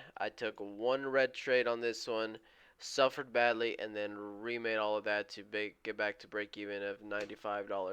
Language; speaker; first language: English; native; English